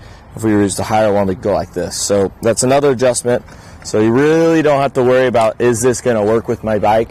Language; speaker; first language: English; native; English